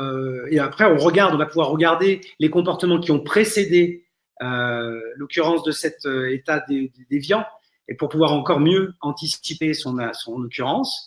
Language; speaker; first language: French; native; French